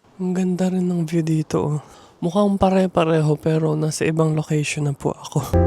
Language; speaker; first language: Filipino; native; Filipino